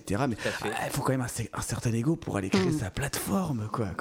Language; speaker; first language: French; native; French